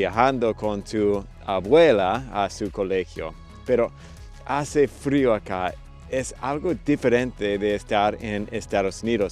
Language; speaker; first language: Spanish; non-native, fluent; English